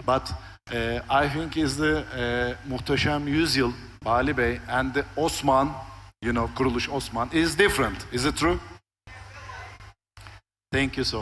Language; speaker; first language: English; non-native, learner; Turkish